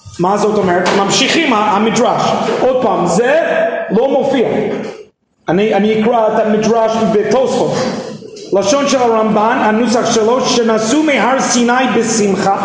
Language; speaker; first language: Hebrew; non-native, fluent; English